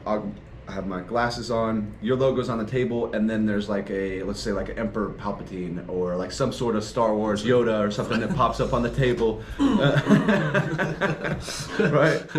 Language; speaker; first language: English; native; English